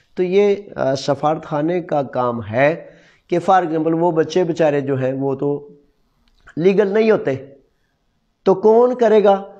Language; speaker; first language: Urdu; non-native, local second language; Punjabi